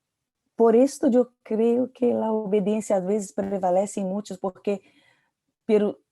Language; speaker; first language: Portuguese; non-native, learner; Spanish